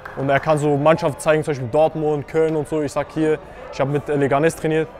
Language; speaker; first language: German; early bilingual, other home language; Kurdish